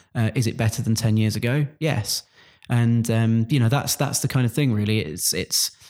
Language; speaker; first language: English; native; English